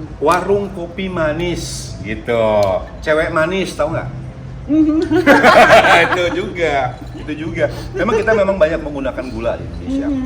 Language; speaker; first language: Indonesian; native; Indonesian